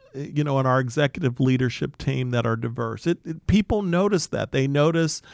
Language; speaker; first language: English; native; English